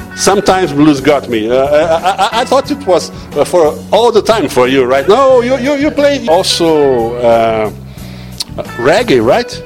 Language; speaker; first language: English; non-native, learner; Portuguese